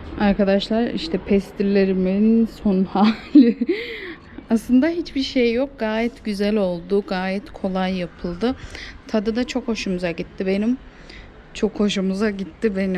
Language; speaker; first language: Turkish; native; Turkish